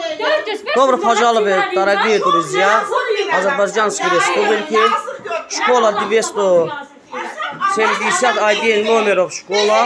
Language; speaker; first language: Russian; non-native, learner; Azerbaijani